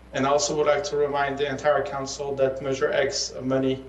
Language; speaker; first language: English; early bilingual, other home language; Persian